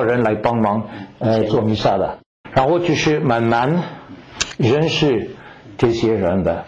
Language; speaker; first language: Chinese; non-native, fluent; French